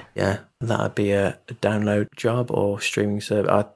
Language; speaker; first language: English; native; English